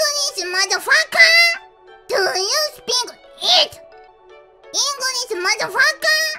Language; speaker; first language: English; non-native, learner; Japanese